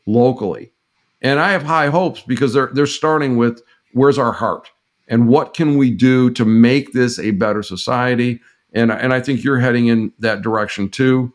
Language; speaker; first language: English; native; English